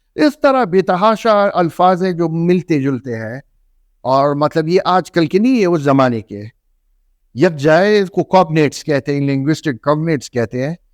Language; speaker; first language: Urdu; non-native, local second language; Northern Hindko